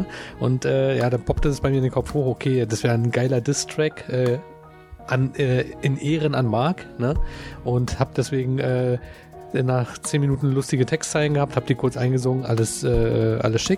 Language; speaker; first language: German; native; German